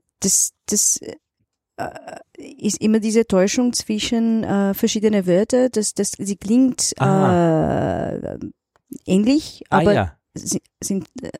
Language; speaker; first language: German; non-native, learner; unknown